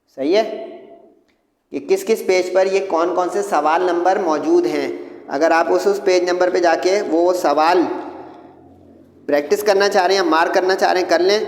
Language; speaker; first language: Urdu; native; Urdu